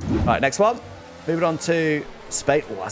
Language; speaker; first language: English; native; English